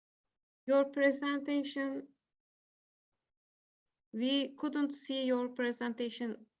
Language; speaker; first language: English; non-native, learner; Turkish